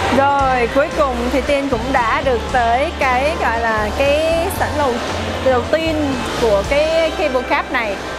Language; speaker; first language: Vietnamese; early bilingual, heritage; Vietnamese